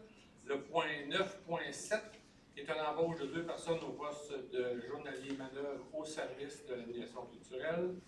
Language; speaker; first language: French; native; French